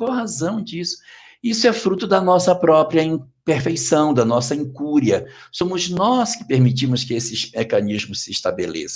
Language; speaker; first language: Portuguese; native; Portuguese